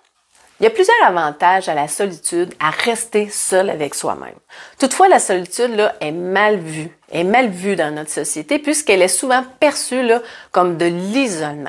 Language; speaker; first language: French; native; French